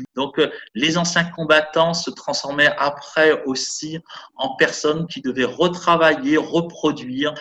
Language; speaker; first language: French; native; French